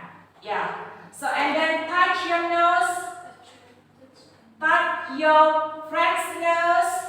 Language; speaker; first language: English; non-native, fluent; Indonesian